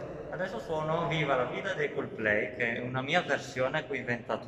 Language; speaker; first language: Italian; native; Italian